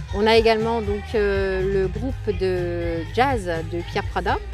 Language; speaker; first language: French; native; French